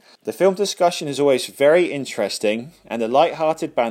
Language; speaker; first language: English; native; English